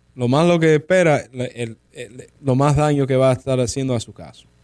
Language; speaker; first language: Spanish; early bilingual, heritage; Spanish